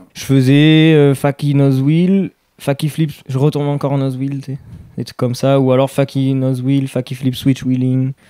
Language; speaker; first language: French; native; French